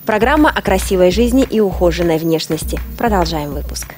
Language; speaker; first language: Russian; native; Russian